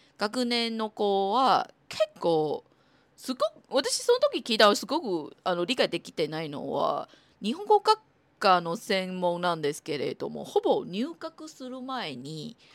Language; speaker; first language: Japanese; non-native, fluent; Cantonese